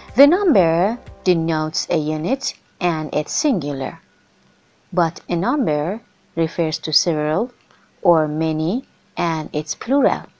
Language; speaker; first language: English; non-native, fluent; Persian